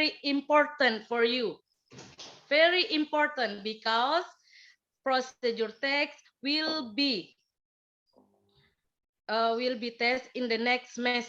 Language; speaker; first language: English; non-native, learner; Indonesian